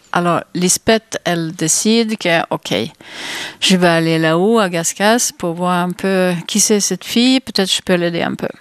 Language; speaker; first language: French; non-native, fluent; Swedish